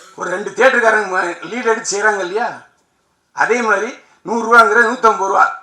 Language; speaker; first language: Tamil; native; Tamil